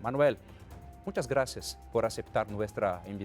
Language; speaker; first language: Spanish; non-native, fluent; Portuguese